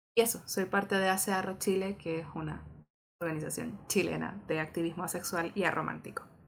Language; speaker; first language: Spanish; native; Spanish